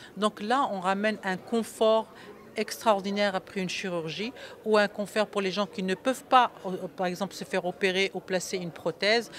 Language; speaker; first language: French; non-native, local second language; Arabic